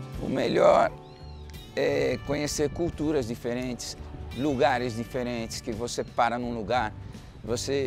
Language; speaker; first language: Portuguese; non-native, fluent; Spanish